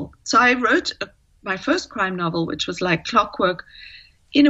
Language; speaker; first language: English; native; English